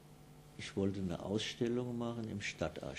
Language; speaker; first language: German; native; German